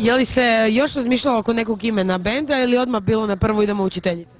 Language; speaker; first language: Croatian; native; Croatian